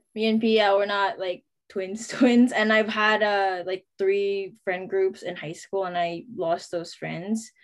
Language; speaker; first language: English; non-native, local second language; Filipino